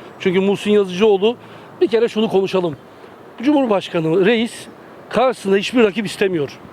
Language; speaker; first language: Turkish; native; Turkish